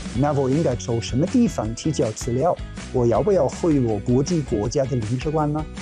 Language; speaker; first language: Chinese; non-native, learner; German